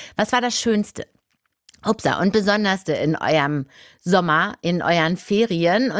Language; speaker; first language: German; native; German